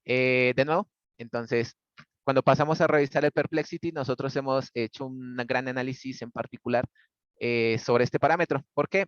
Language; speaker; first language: Spanish; native; Spanish